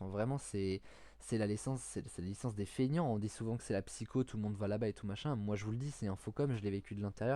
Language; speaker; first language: French; native; French